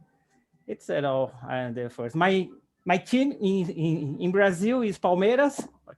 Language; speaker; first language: English; non-native, learner; Portuguese